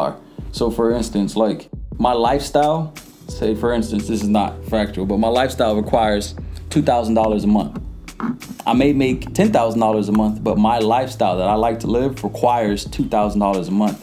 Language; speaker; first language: English; early bilingual, other home language; Jamaican Creole English